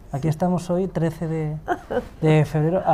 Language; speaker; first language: Spanish; native; Spanish